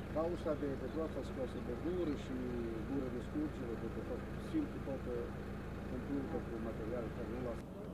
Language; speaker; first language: Romanian; non-native, learner; Italian